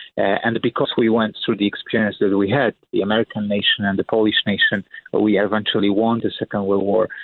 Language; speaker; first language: English; non-native, fluent; Polish